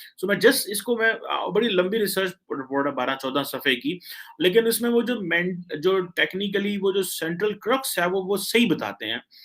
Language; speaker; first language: Urdu; native; Urdu